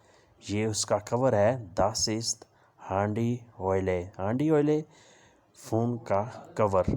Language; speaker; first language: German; non-native, learner; Urdu